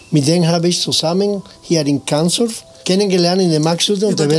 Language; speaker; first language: German; non-native, fluent; Spanish